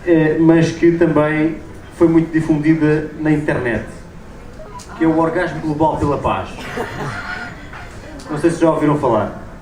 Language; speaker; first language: Portuguese; native; Portuguese